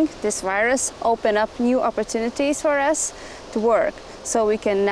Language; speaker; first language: English; non-native, fluent; Latvian